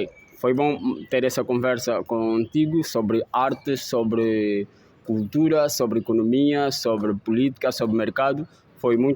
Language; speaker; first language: Portuguese; native; Portuguese